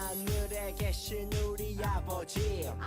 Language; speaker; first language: Korean; native; Korean